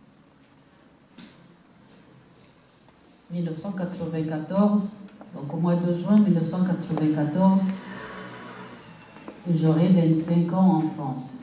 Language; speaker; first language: French; non-native, local second language; Kinyarwanda